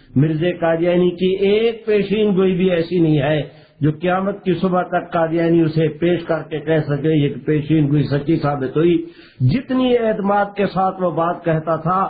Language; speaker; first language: Urdu; non-native, local second language; Punjabi